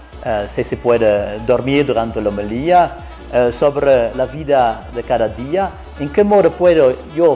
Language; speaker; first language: Spanish; non-native, fluent; Italian